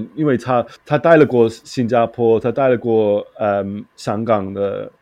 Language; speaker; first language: Chinese; non-native, fluent; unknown